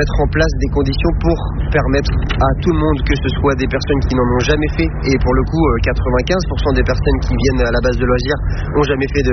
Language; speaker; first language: French; native; French